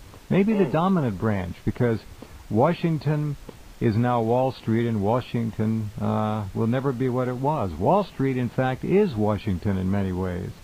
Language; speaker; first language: English; native; English